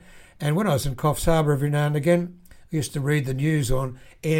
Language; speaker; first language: English; native; English